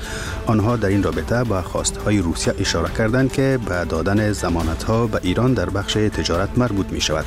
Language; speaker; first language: Persian; native; Persian